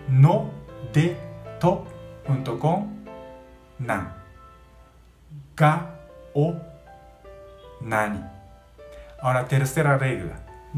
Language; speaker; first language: Spanish; non-native, learner; Japanese